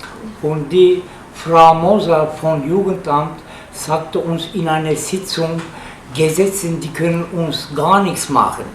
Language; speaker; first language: German; non-native, learner; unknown